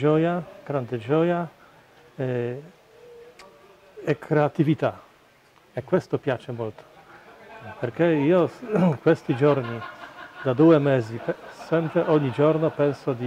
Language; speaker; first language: Italian; non-native, fluent; Polish